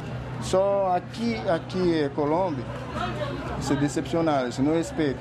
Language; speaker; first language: Portuguese; non-native, learner; Haitian Creole